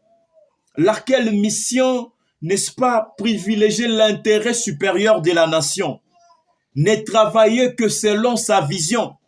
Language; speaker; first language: French; non-native, local second language; Lingala